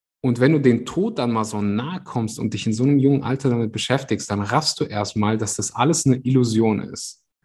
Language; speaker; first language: German; early bilingual, other home language; Russian